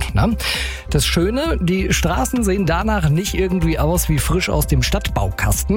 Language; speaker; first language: German; native; German